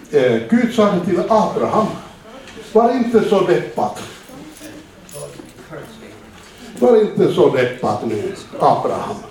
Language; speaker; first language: Swedish; non-native, fluent; Finnish